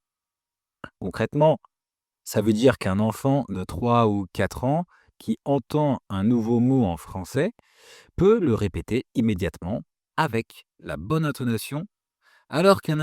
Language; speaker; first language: French; native; French